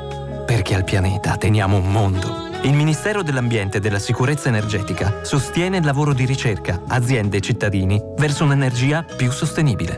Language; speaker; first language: Italian; native; Italian